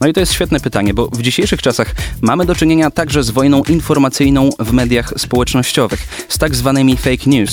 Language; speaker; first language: Polish; native; Polish